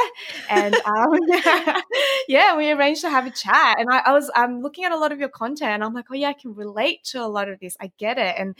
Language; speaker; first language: English; non-native, local second language; Vietnamese